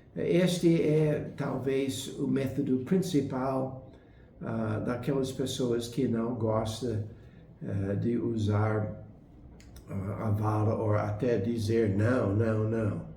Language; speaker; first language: Portuguese; non-native, fluent; English